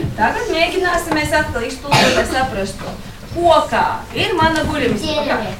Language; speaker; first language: Latvian; native; Latvian